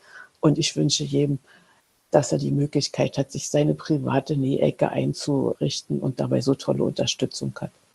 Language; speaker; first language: German; native; German